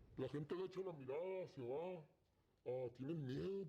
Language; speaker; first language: Spanish; native; Spanish